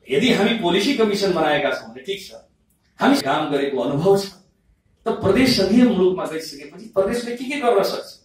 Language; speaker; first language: Nepali; non-native, local second language; Bhojpuri